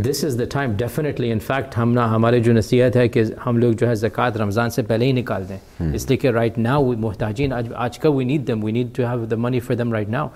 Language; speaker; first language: Urdu; early bilingual, heritage; Urdu